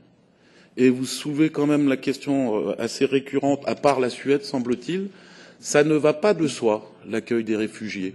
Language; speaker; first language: French; native; French